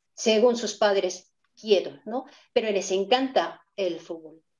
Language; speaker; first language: Spanish; non-native, fluent; Japanese